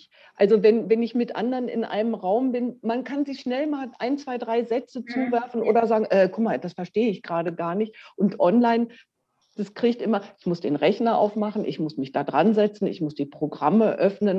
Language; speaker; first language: German; native; German